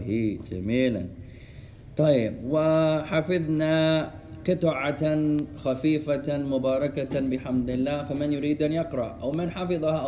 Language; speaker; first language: Arabic; non-native, fluent; English